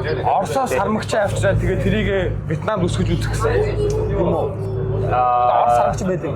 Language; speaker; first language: Mongolian; non-native, learner; Vietnamese